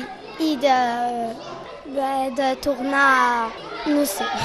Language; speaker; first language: Catalan; non-native, local second language; French